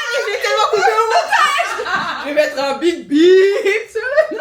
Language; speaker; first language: French; native; French